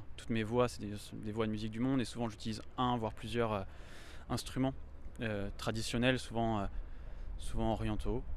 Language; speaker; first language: French; native; French